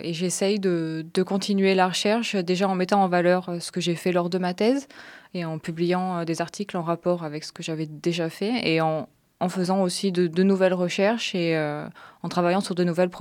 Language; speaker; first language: French; native; French